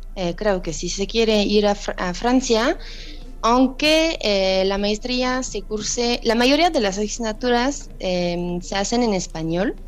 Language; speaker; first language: Spanish; non-native, fluent; French